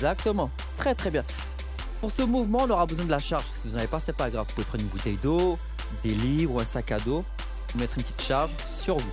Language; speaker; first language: French; native; French